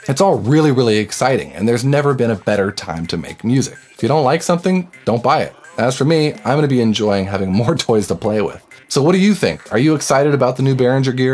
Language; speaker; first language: English; native; English